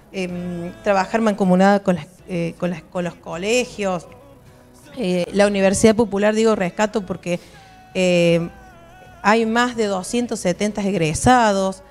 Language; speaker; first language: Spanish; native; Spanish